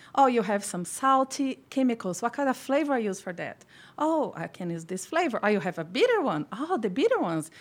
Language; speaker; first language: English; non-native, fluent; Portuguese